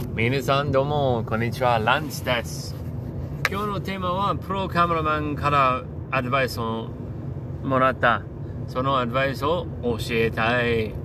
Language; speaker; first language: Japanese; non-native, learner; English